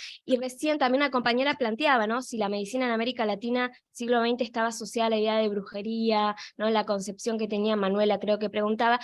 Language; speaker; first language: Spanish; native; Spanish